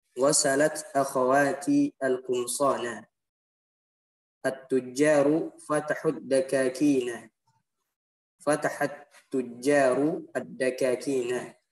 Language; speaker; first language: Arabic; non-native, learner; Indonesian